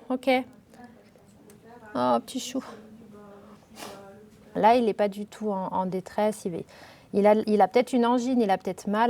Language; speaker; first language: French; native; French